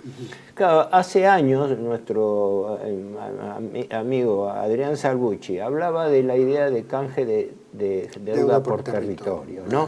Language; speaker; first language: Spanish; native; Spanish